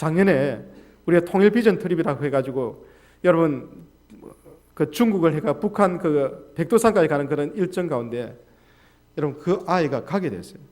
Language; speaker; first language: Korean; native; Korean